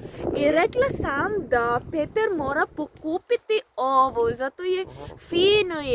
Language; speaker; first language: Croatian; non-native, learner; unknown